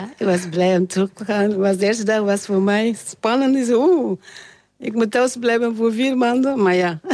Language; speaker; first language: Dutch; non-native, learner; French